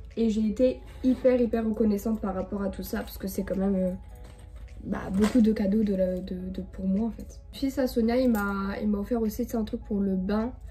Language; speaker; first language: French; native; French